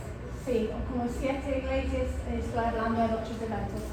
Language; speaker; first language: Spanish; non-native, learner; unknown